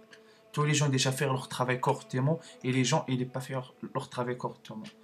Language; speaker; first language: French; non-native, learner; Arabic